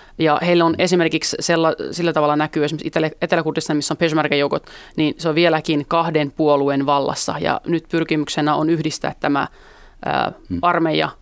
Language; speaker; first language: Finnish; early bilingual, other home language; Kurdish